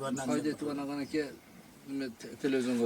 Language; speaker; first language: Turkish; non-native, learner; Kyrgyz